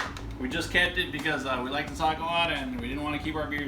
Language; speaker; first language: English; native; English